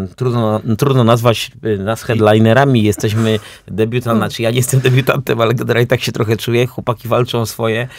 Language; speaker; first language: Polish; native; Polish